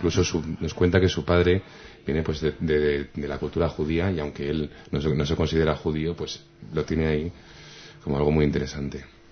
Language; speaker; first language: Spanish; native; Spanish